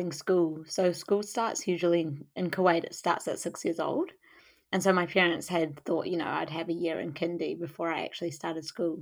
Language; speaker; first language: English; native; English